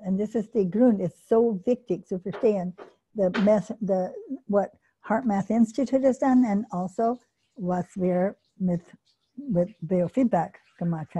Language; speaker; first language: German; non-native, learner; English